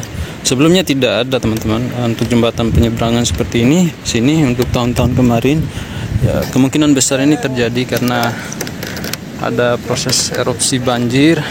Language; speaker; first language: Indonesian; native; Indonesian